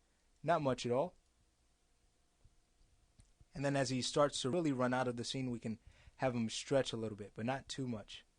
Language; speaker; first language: English; native; English